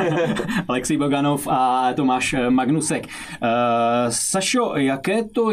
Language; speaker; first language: Czech; native; Czech